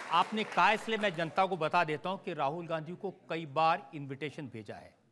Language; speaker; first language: Hindi; native; Hindi